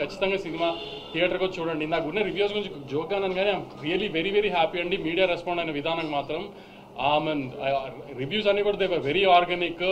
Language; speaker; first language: Telugu; native; Telugu